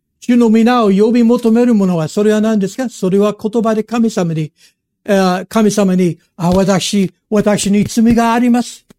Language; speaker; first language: Japanese; non-native, fluent; English